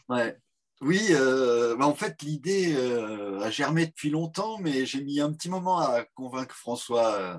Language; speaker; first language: French; native; French